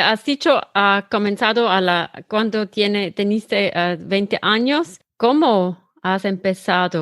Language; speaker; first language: Spanish; non-native, learner; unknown